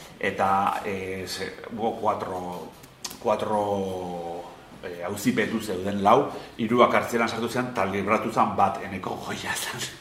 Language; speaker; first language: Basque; non-native, local second language; Spanish